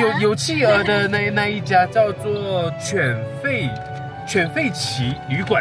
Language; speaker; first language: Chinese; native; Chinese